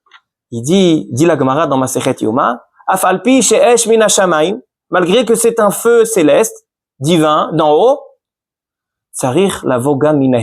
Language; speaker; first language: French; native; French